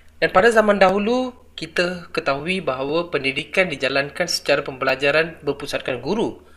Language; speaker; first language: Malay; non-native, local second language; Tamil